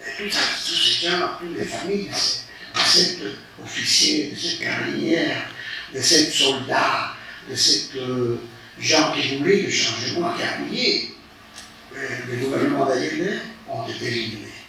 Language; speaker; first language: French; non-native, fluent; Spanish